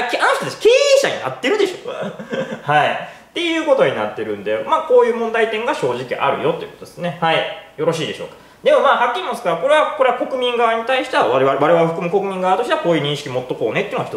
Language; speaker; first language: Japanese; native; Japanese